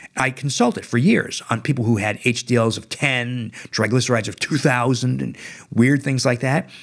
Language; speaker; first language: English; native; English